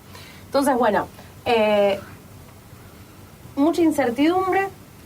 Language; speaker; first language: Spanish; native; Spanish